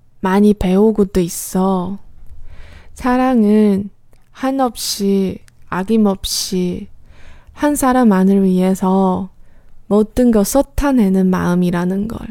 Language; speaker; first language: Korean; non-native, fluent; Chinese